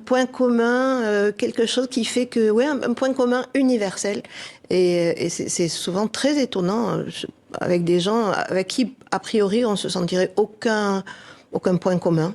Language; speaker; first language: French; native; French